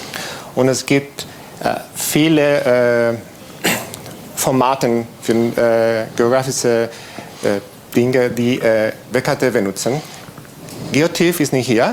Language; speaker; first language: German; non-native, fluent; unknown